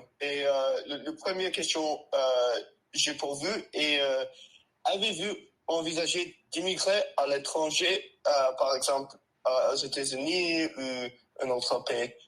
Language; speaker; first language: French; non-native, learner; English